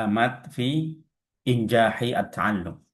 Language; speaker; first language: Arabic; non-native, fluent; Indonesian